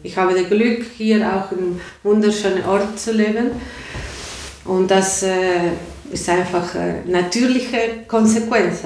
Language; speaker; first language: German; non-native, learner; Spanish